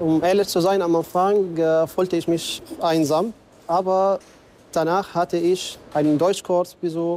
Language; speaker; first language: German; non-native, fluent; Arabic